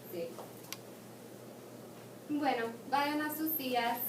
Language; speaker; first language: Spanish; non-native, fluent; English